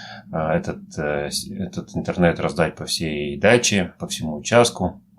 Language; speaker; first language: Russian; native; Russian